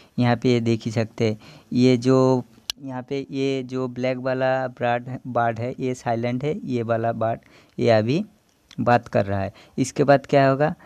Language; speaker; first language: Hindi; non-native, local second language; Bangla